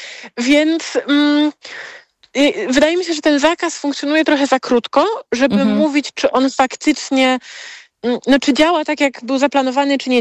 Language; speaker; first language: Polish; native; Polish